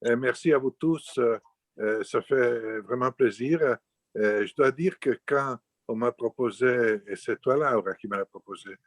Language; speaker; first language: French; non-native, fluent; Italian